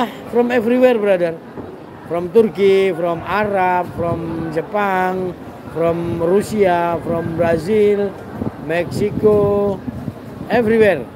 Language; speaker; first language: English; non-native, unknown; Indonesian